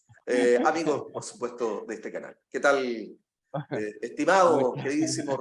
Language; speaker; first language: Spanish; native; Spanish